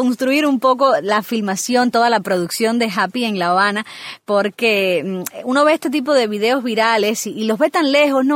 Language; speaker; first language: Spanish; native; Spanish